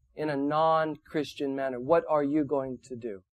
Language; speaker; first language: English; native; English